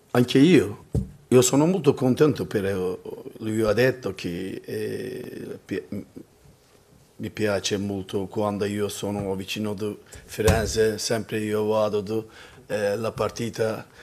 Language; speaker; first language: Italian; non-native, learner; Turkish